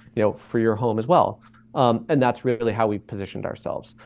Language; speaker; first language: English; native; English